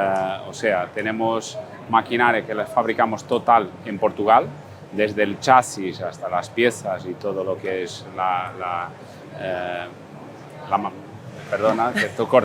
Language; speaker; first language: Spanish; non-native, fluent; Portuguese